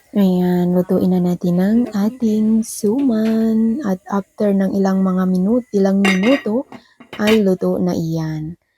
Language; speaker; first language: Filipino; non-native, local second language; Maguindanaon